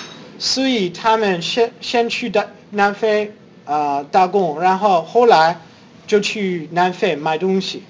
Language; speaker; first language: Chinese; non-native, fluent; English